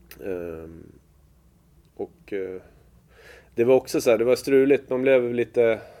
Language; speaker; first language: Swedish; native; Swedish